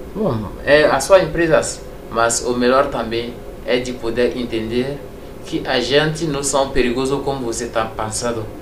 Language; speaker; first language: Portuguese; non-native, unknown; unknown